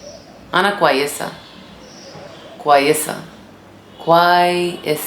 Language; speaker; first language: Arabic; non-native, learner; English